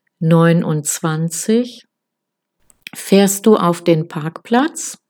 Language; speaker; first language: German; non-native, fluent; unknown